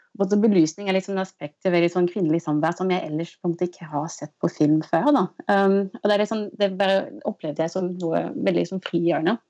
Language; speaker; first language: Norwegian; non-native, fluent; French